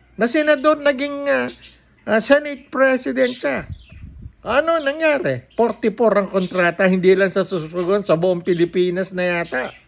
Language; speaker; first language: Filipino; native; Filipino